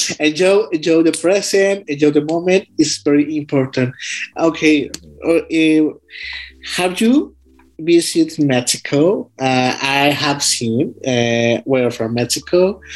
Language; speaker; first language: English; non-native, learner; Spanish